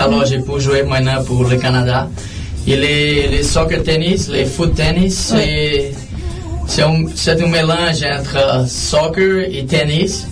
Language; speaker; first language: French; non-native, learner; Portuguese